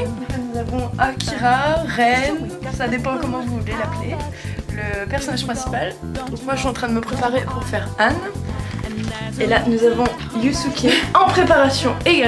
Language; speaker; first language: French; native; French